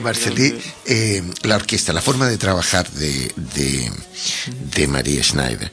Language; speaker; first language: Spanish; native; Spanish